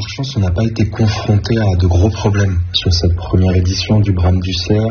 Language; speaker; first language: French; native; French